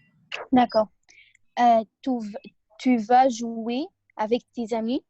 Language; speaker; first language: French; non-native, learner; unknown